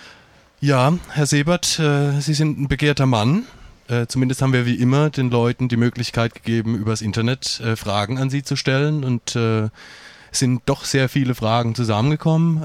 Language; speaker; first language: German; native; German